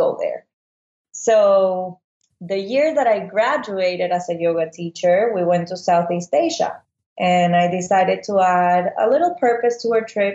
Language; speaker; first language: English; non-native, fluent; Spanish